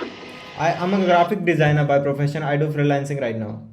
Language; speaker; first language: English; non-native, learner; Hindi